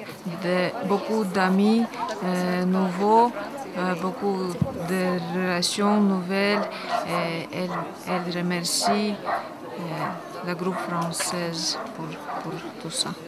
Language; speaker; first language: French; non-native, fluent; Latvian